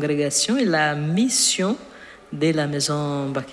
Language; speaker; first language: French; non-native, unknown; Portuguese